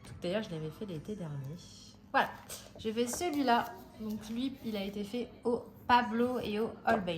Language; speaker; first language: French; native; French